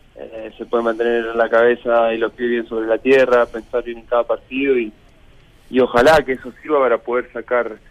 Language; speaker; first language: Spanish; native; Spanish